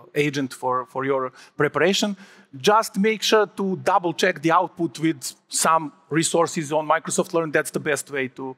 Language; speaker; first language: English; non-native, fluent; Serbian